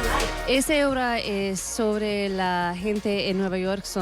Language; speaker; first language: Spanish; early bilingual, heritage; Spanish